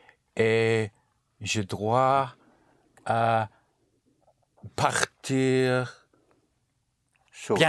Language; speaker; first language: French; non-native, learner; English